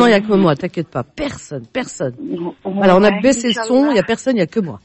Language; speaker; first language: French; native; French